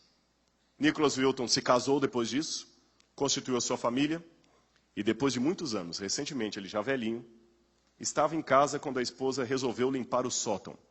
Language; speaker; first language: Portuguese; native; Portuguese